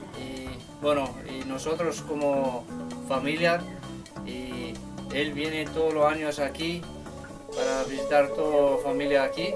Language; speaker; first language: Spanish; non-native, learner; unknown